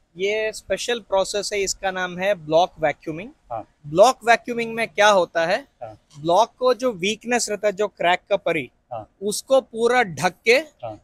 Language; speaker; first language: Hindi; non-native, local second language; Kannada